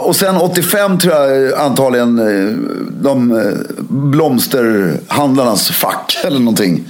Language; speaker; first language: Swedish; native; Swedish